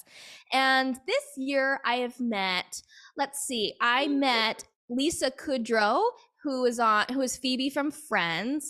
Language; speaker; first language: English; native; English